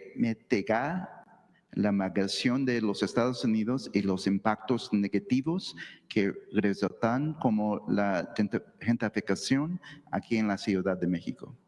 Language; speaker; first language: Spanish; early bilingual, heritage; Spanish